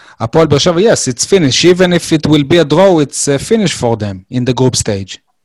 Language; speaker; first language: English; non-native, learner; Hebrew